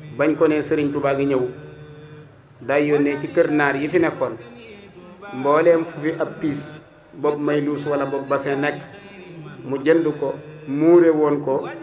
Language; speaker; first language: Wolof; native; Wolof